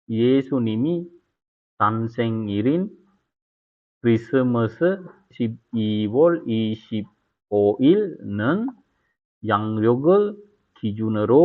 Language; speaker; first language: Korean; non-native, fluent; Sinhala